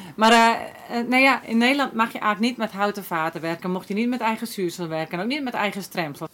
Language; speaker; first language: Dutch; native; Dutch